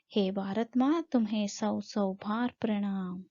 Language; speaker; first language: Hindi; non-native, local second language; Kannada